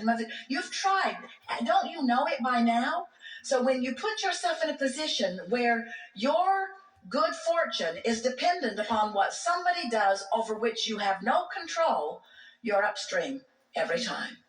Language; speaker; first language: English; native; English